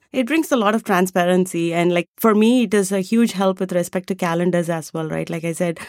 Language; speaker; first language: English; non-native, local second language; Tamil